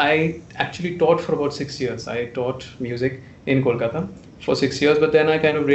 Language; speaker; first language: English; non-native, local second language; Bangla